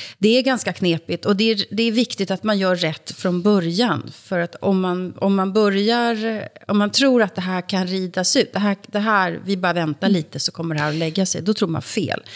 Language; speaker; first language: Swedish; native; Swedish